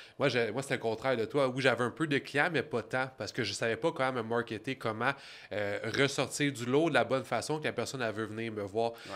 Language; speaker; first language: French; native; French